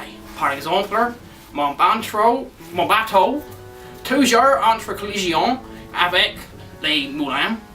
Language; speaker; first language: French; non-native, learner; English